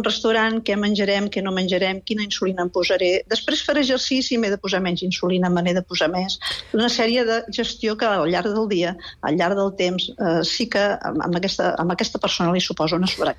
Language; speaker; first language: Catalan; native; Catalan